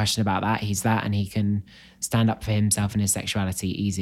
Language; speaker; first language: English; native; English